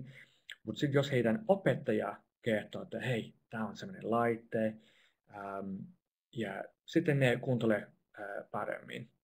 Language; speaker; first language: Finnish; non-native, fluent; English